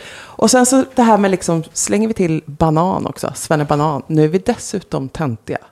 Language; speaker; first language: Swedish; native; Swedish